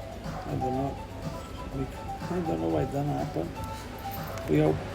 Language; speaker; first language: English; non-native, learner; Italian